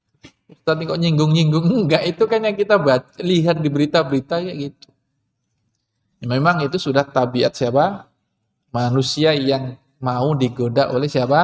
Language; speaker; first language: Indonesian; non-native, local second language; Banjar